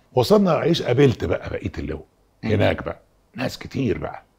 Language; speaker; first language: Arabic; native; Arabic